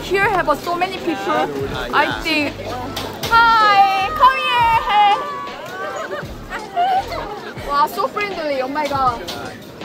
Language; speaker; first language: English; non-native, learner; Korean